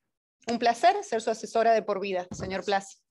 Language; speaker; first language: Spanish; native; Spanish